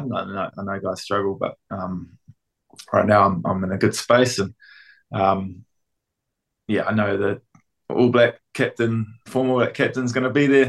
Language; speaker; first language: English; native; English